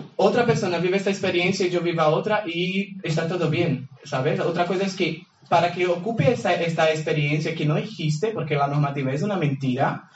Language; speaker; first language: Spanish; non-native, fluent; Portuguese